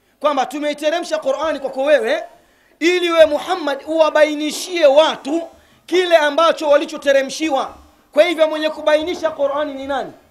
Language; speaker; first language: Swahili; native; Swahili